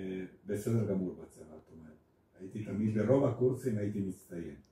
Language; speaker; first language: Hebrew; non-native, fluent; Spanish